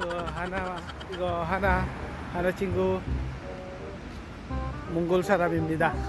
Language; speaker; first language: Korean; non-native, learner; Filipino